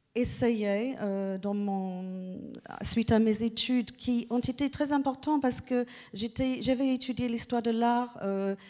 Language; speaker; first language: French; non-native, fluent; English